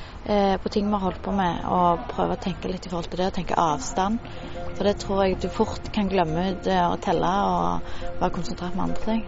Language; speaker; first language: Norwegian; native; Norwegian